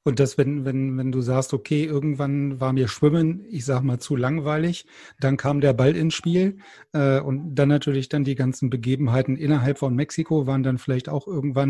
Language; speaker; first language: German; native; German